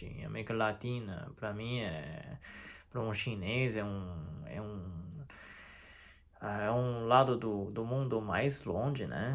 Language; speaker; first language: Portuguese; non-native, fluent; Chinese